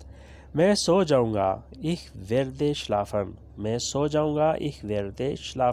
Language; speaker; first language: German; non-native, learner; Urdu